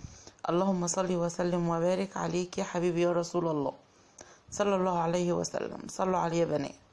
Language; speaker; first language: Arabic; native; Arabic